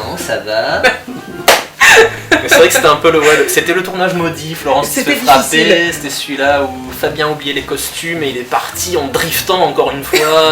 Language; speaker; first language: French; native; French